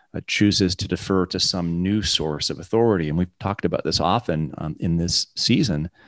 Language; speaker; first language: English; native; English